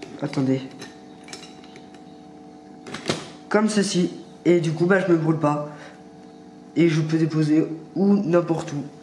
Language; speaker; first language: French; native; French